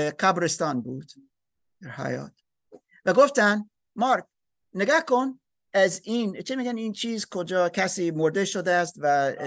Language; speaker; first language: Persian; non-native, learner; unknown